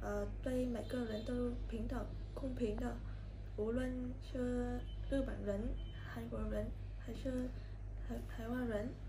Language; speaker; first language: Chinese; non-native, learner; Vietnamese